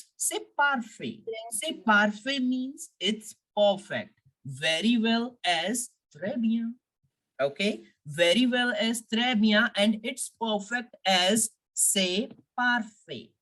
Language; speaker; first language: French; non-native, fluent; Hindi